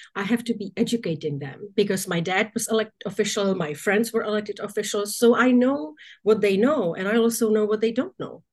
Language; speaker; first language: English; non-native, fluent; Czech